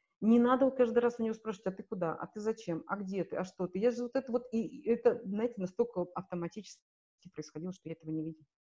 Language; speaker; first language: Russian; native; Russian